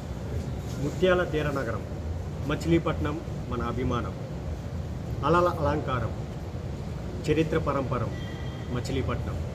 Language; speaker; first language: Telugu; native; Telugu